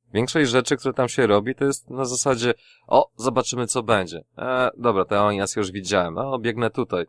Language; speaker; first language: Polish; native; Polish